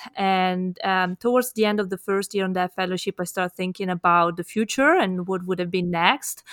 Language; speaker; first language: English; non-native, fluent; Italian